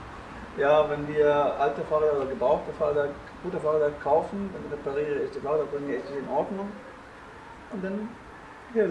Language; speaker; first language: German; non-native, learner; Arabic